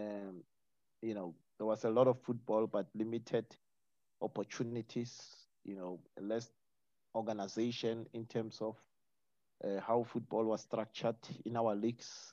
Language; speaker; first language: English; non-native, local second language; Northern Sotho